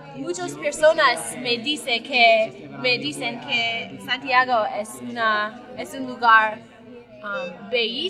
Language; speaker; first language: Spanish; non-native, learner; English